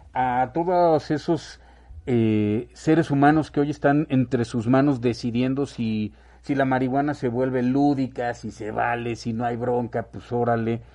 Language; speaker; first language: Spanish; native; Spanish